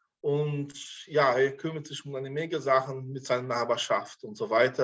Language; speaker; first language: German; non-native, fluent; Portuguese